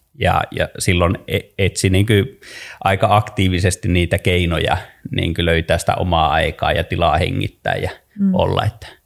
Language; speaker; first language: Finnish; native; Finnish